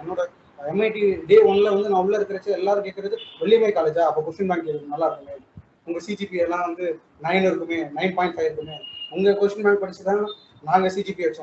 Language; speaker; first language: Tamil; native; Tamil